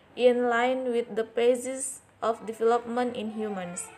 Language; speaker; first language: English; non-native, learner; Indonesian